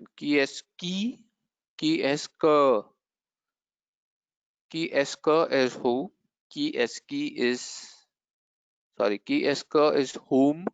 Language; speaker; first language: French; non-native, learner; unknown